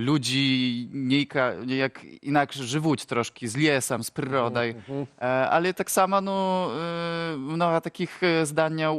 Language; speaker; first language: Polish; non-native, local second language; Ukrainian